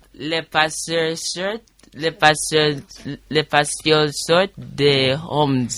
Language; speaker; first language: French; non-native, learner; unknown